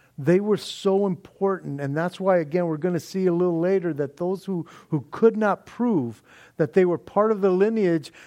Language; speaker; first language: English; native; English